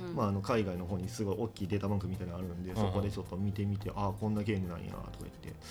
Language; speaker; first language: Japanese; native; Japanese